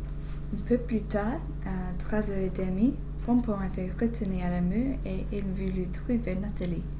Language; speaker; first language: French; non-native, learner; English